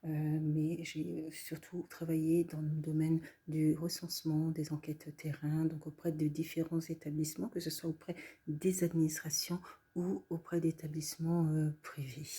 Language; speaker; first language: French; native; French